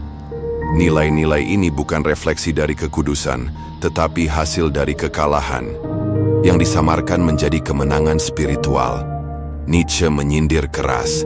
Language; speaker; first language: Indonesian; native; Indonesian